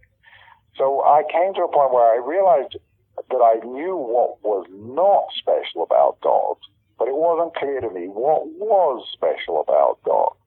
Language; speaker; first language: English; native; English